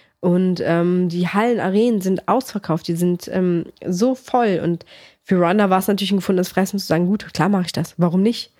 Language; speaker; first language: German; early bilingual, other home language; Greek